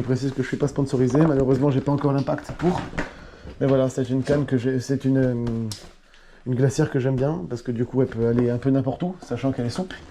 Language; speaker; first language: French; native; French